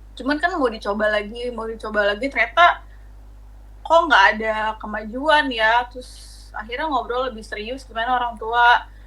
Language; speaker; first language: Indonesian; native; Indonesian